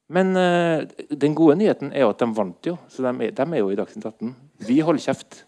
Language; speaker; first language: Norwegian; native; Norwegian